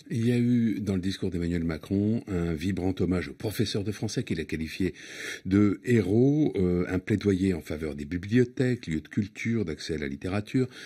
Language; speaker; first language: French; native; French